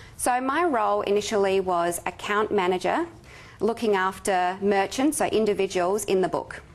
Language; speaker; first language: English; native; English